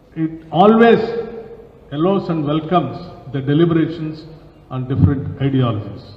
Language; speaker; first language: English; non-native, local second language; Telugu